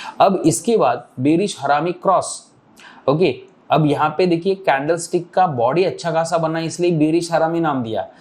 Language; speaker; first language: Hindi; non-native, local second language; Marathi